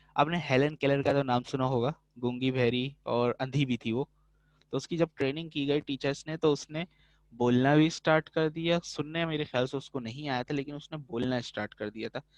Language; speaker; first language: Urdu; native; Urdu